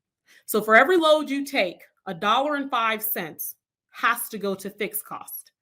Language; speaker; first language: English; native; English